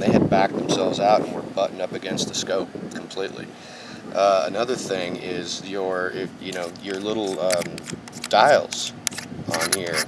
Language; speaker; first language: English; native; English